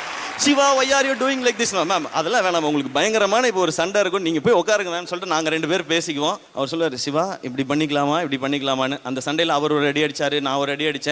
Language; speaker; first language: Tamil; native; Tamil